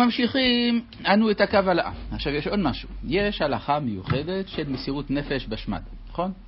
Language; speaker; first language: Hebrew; native; Hebrew